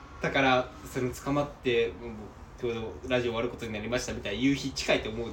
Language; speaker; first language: Japanese; native; Japanese